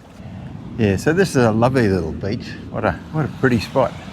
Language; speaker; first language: English; native; English